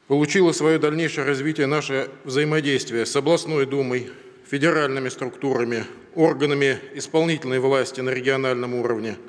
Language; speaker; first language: Russian; native; Russian